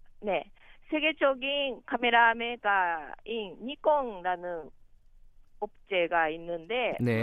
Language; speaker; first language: Korean; non-native, learner; Japanese